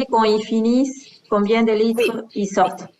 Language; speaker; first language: French; non-native, fluent; Spanish